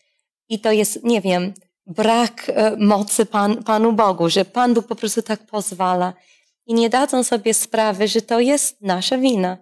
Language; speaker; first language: Polish; non-native, fluent; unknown